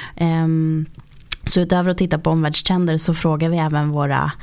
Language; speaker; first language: Swedish; native; Swedish